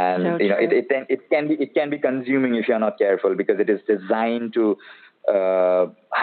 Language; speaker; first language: English; non-native, local second language; Assamese